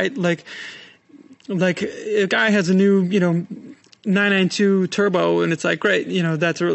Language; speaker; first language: English; native; English